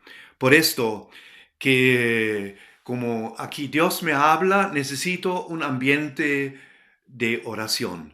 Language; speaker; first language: Spanish; non-native, fluent; German